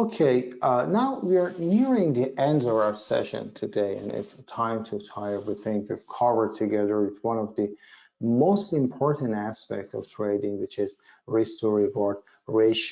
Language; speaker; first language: English; non-native, fluent; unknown